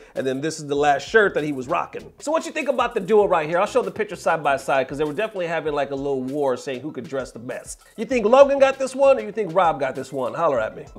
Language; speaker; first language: English; native; English